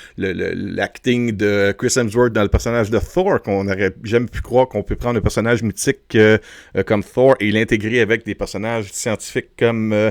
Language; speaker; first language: French; native; French